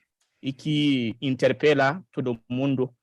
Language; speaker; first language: Portuguese; non-native, fluent; French